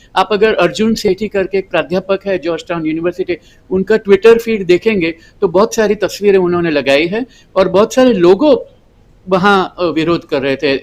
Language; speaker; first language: Hindi; non-native, local second language; Gujarati